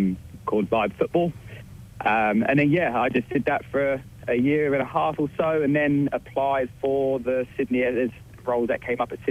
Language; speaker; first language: English; native; English